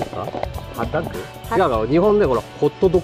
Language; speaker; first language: Japanese; native; Japanese